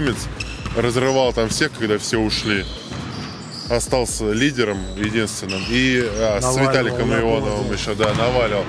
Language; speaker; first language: Russian; native; Russian